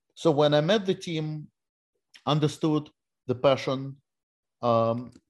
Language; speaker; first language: English; non-native, fluent; Russian